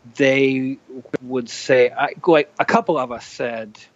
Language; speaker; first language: English; native; English